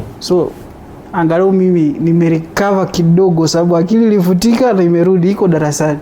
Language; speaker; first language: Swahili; non-native, local second language; Gusii